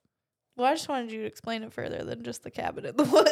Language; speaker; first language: English; native; English